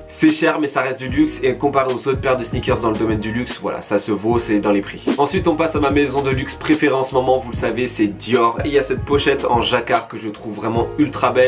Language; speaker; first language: French; native; French